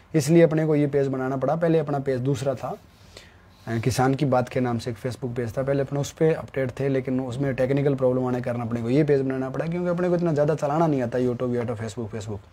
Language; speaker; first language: Hindi; native; Hindi